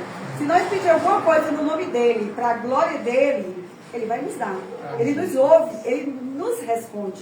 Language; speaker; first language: Portuguese; native; Portuguese